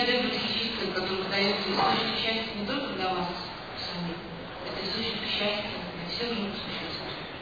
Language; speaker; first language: Russian; native; Russian